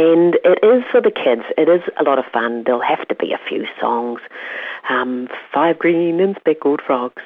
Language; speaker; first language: English; native; English